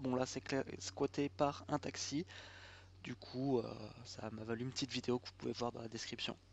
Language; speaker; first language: French; native; French